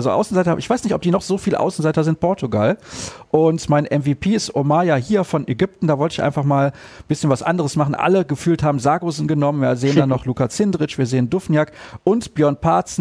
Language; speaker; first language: German; native; German